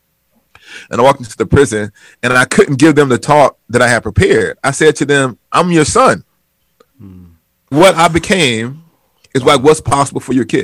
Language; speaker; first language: English; native; English